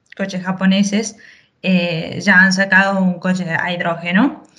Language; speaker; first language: Spanish; native; Spanish